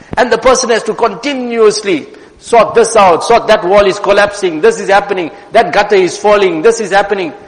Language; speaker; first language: English; native; English